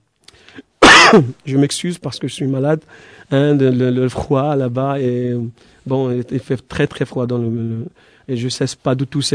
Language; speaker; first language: French; non-native, fluent; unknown